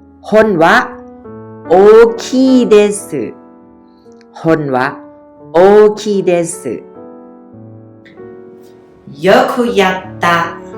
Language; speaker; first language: Japanese; non-native, fluent; Thai